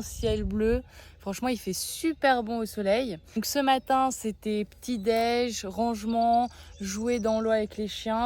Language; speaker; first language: French; native; French